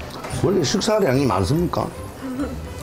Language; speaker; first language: Korean; native; Korean